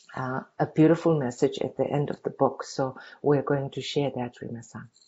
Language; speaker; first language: English; non-native, local second language; Tibetan